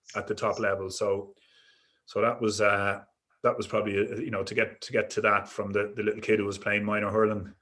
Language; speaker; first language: English; native; English